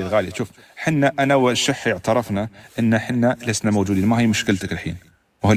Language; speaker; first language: Arabic; native; Arabic